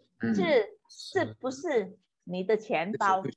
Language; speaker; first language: Chinese; non-native, fluent; Indonesian